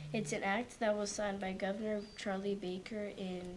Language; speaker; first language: English; early bilingual, other home language; Portuguese